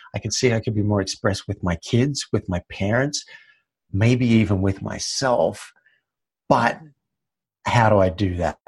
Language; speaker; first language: English; native; English